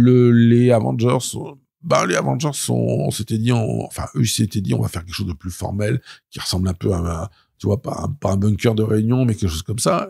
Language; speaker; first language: French; native; French